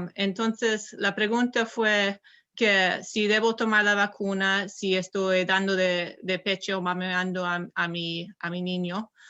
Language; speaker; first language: Spanish; non-native, learner; English